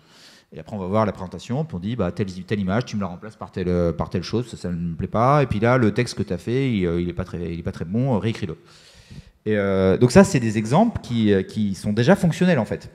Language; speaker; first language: French; native; French